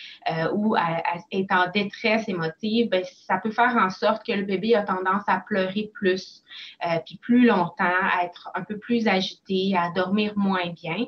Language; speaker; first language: French; native; French